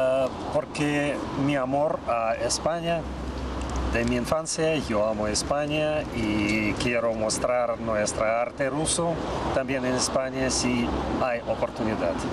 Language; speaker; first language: Spanish; non-native, learner; Russian